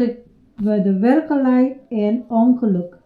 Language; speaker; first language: Dutch; non-native, learner; Iloko